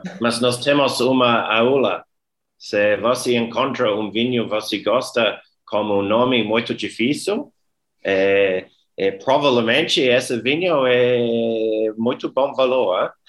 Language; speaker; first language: Portuguese; non-native, learner; English